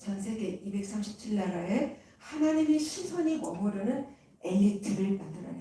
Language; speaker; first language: Korean; native; Korean